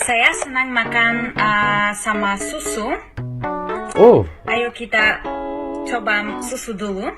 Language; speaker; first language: Indonesian; non-native, learner; Russian